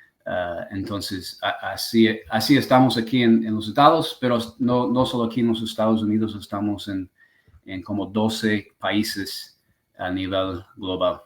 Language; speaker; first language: Spanish; non-native, fluent; English